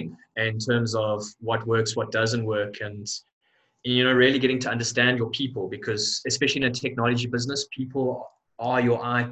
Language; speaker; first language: English; native; English